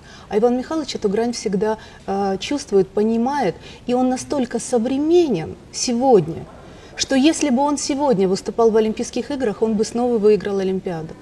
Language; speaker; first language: Russian; native; Russian